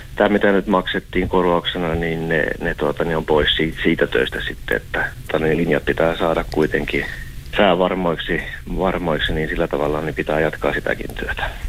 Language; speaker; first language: Finnish; non-native, local second language; Swedish